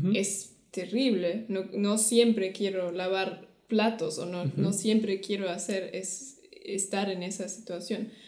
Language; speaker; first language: Spanish; non-native, fluent; German